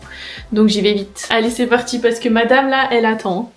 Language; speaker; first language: French; native; French